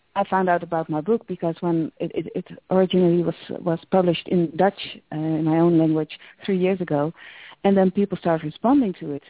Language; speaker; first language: English; non-native, fluent; Dutch